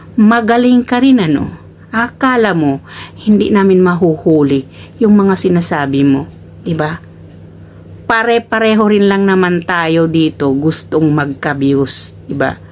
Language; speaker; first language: Filipino; non-native, local second language; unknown